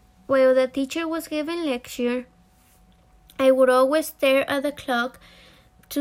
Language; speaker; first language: English; early bilingual, other home language; Spanish